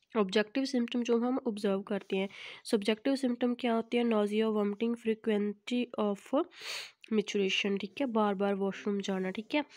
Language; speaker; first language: Hindi; non-native, local second language; Punjabi